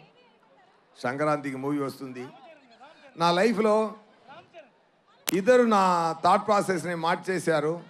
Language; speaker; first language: Telugu; non-native, learner; Tamil